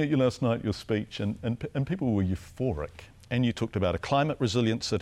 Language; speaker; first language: English; native; English